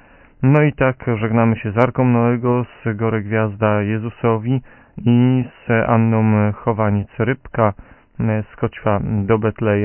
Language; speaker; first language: Polish; native; Polish